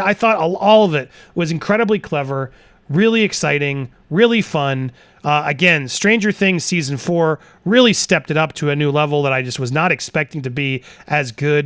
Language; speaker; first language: English; native; English